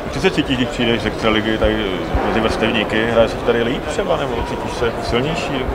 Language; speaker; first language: Czech; native; Czech